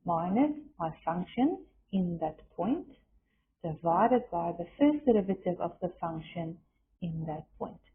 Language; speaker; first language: English; non-native, local second language; Afrikaans